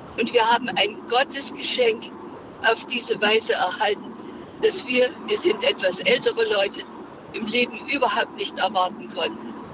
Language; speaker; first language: German; native; German